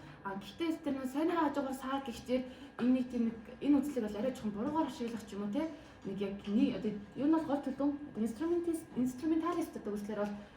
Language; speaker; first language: Mongolian; native; Mongolian